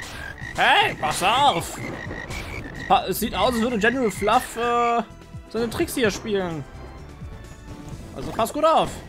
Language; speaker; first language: German; native; German